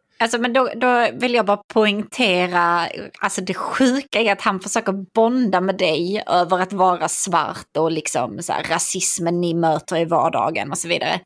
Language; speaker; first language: Swedish; native; Swedish